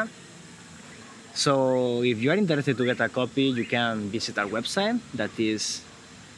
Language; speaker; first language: English; non-native, fluent; Spanish